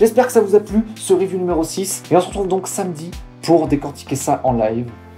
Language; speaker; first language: French; native; French